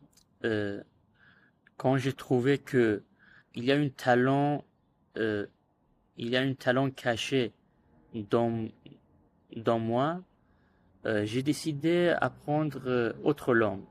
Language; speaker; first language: French; non-native, learner; Azerbaijani